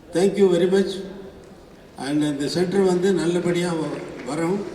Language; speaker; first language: Tamil; native; Tamil